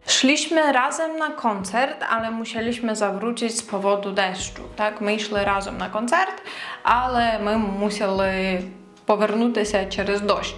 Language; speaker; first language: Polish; non-native, fluent; Ukrainian